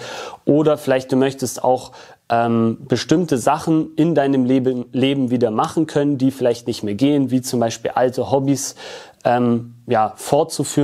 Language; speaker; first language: German; native; German